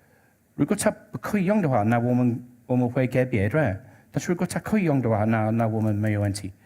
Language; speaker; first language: Chinese; non-native, learner; English